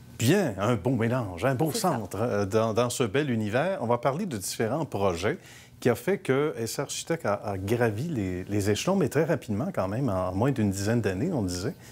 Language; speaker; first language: French; native; French